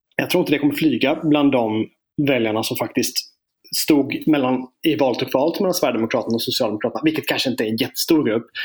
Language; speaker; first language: Swedish; native; Swedish